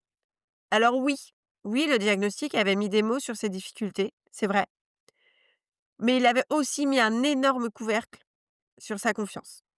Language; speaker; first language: French; native; French